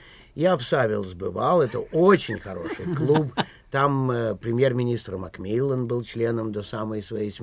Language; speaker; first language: Russian; native; Russian